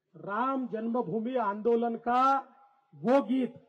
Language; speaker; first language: Hindi; non-native, local second language; Marathi